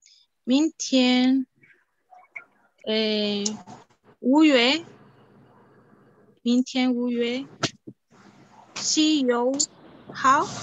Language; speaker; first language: Chinese; non-native, learner; Spanish